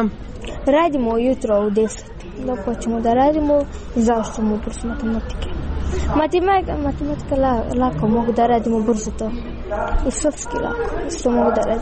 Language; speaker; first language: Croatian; non-native, learner; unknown